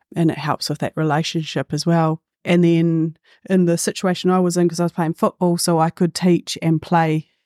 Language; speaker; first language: English; native; English